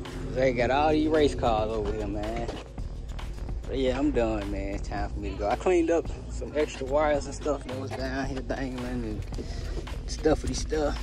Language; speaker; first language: English; native; English